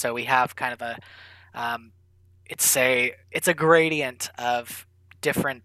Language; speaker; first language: English; native; English